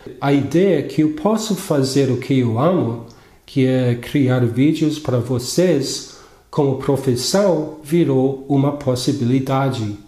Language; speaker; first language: Portuguese; non-native, fluent; English